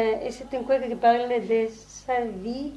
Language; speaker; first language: French; non-native, learner; Spanish